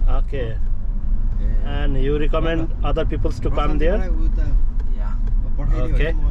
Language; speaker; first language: English; non-native, fluent; Nepali